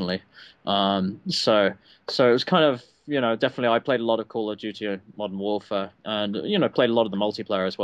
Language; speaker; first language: English; native; English